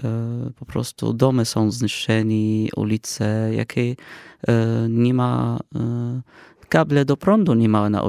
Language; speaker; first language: Polish; non-native, fluent; Arabic